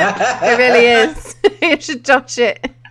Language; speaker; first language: English; native; English